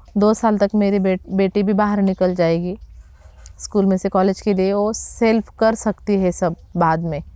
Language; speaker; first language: Hindi; non-native, local second language; Marathi